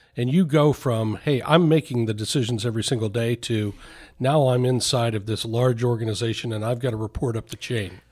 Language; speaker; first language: English; native; English